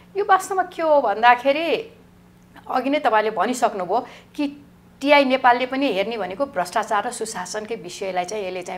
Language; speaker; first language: Nepali; native; Nepali